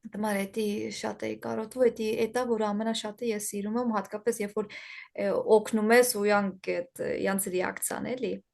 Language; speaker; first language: Armenian; early bilingual, heritage; Armenian